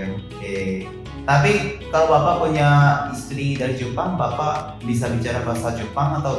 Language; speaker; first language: Indonesian; non-native, fluent; Japanese